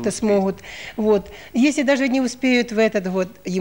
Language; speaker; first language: Russian; native; Russian